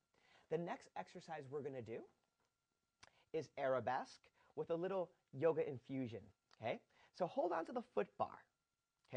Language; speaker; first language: English; native; English